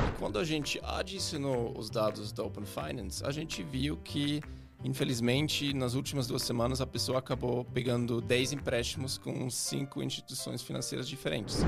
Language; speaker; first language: Portuguese; non-native, fluent; German